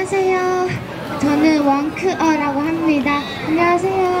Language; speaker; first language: Korean; non-native, fluent; Chinese